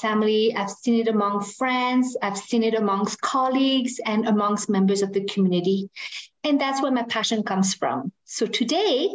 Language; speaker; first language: English; non-native, fluent; French